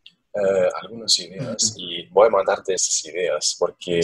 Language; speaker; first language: Spanish; non-native, learner; German